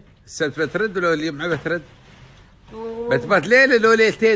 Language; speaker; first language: Arabic; native; Arabic